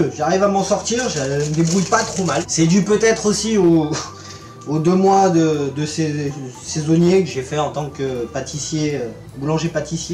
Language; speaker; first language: French; native; French